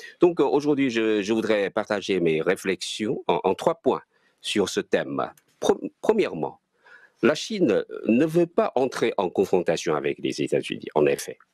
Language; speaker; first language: French; non-native, fluent; Chinese